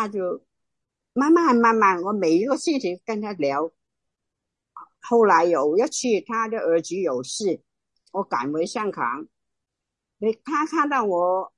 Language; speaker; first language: Chinese; non-native, local second language; Cantonese